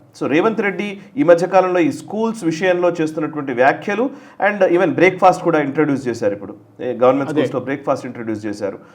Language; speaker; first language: Telugu; native; Telugu